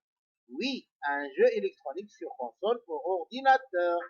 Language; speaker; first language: French; non-native, local second language; Arabic